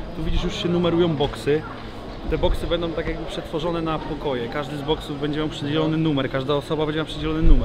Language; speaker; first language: Polish; native; Polish